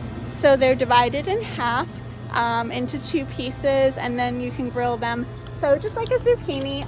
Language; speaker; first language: English; native; English